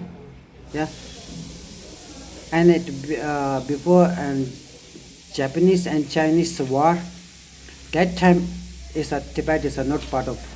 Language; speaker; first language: English; non-native, learner; Tibetan